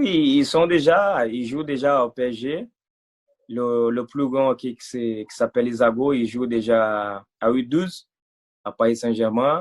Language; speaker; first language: French; non-native, fluent; Portuguese